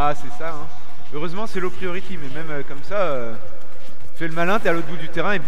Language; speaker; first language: French; native; French